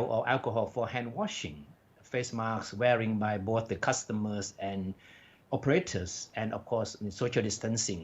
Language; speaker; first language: English; non-native, fluent; Thai